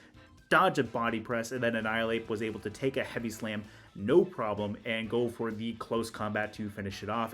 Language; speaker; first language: English; native; English